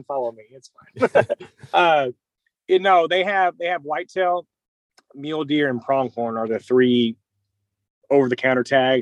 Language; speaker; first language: English; native; English